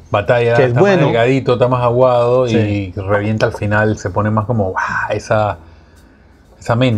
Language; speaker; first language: Spanish; native; Spanish